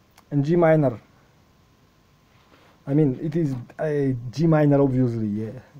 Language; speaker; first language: English; non-native, fluent; Russian